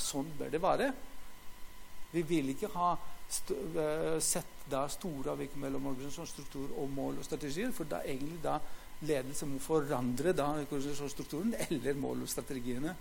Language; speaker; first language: Norwegian; non-native, fluent; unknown